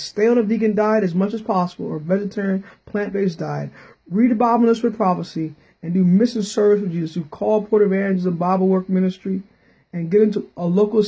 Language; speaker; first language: English; native; English